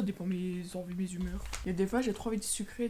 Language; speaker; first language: French; native; French